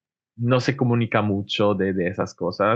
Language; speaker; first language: Spanish; non-native, fluent; Arabic